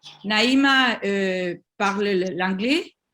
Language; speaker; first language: French; non-native, learner; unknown